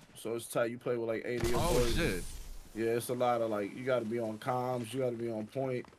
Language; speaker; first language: English; native; English